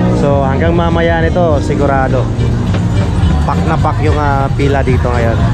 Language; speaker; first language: Filipino; non-native, local second language; Waray